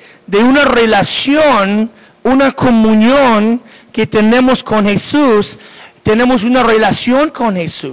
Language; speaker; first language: Spanish; non-native, fluent; English